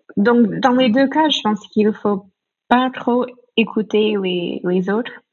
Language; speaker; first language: French; non-native, fluent; English